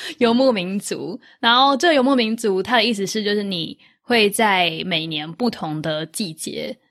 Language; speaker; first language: Chinese; native; Chinese